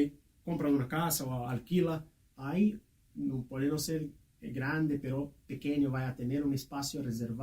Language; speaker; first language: Spanish; non-native, fluent; Portuguese